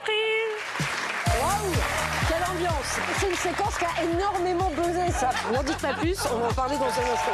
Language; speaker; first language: French; native; French